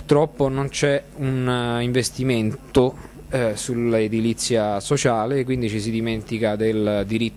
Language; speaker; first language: Italian; native; Italian